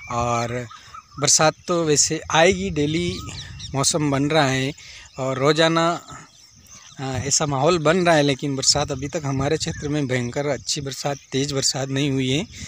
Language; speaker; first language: Hindi; native; Hindi